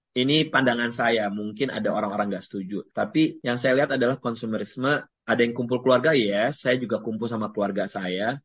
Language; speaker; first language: Indonesian; native; Indonesian